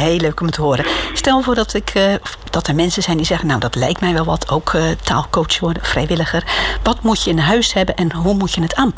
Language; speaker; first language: Dutch; native; Dutch